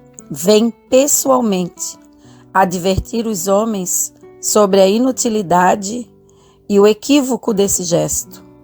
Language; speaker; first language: Portuguese; native; Portuguese